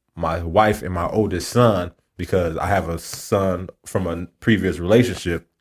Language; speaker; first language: English; native; English